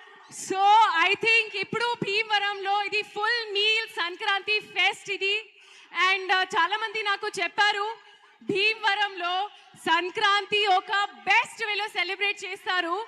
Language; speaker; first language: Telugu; non-native, learner; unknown